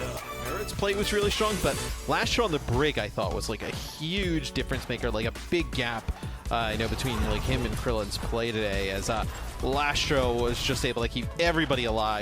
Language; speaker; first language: English; native; English